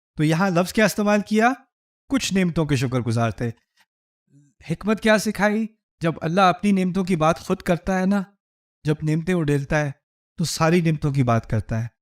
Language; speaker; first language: Urdu; early bilingual, heritage; Urdu